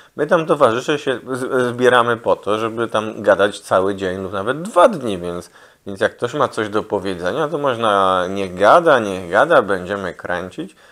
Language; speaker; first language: Polish; early bilingual, heritage; Polish